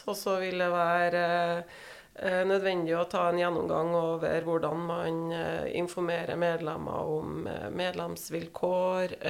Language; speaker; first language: Norwegian; native; Norwegian